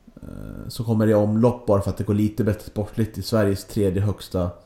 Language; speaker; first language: Swedish; native; Swedish